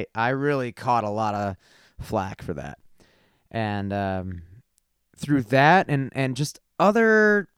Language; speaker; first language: English; native; English